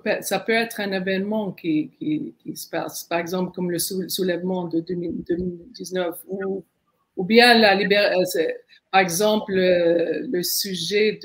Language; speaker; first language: French; non-native, fluent; Arabic